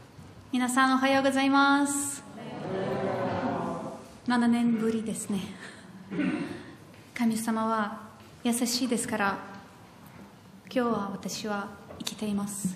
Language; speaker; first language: Japanese; non-native, learner; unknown